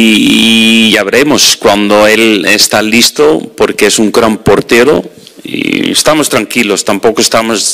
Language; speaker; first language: Spanish; non-native, fluent; Dutch